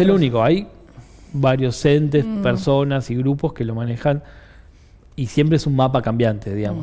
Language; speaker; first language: Spanish; native; Spanish